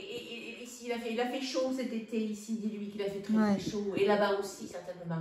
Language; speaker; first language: French; native; French